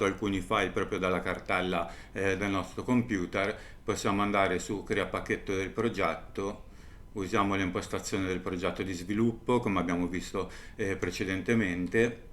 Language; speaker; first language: Italian; native; Italian